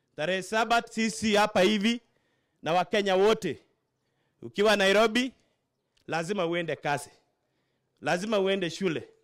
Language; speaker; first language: Swahili; non-native, local second language; Kalenjin